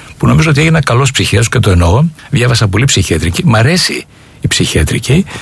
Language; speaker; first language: Greek; native; Greek